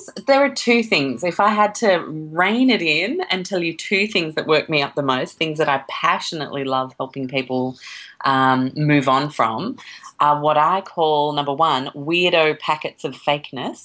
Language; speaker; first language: English; native; English